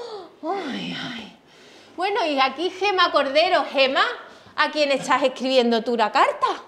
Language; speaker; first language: Spanish; native; Spanish